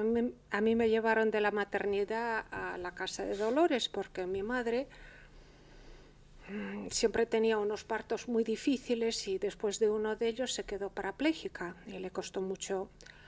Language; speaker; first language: Spanish; early bilingual, heritage; Spanish